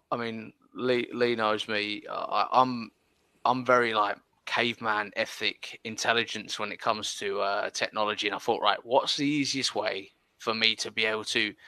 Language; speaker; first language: English; early bilingual, other home language; Spanish